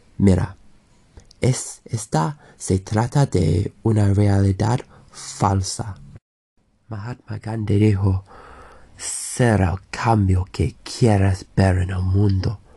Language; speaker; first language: Spanish; non-native, learner; English